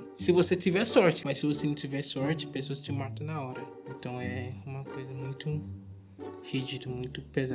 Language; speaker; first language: Portuguese; non-native, fluent; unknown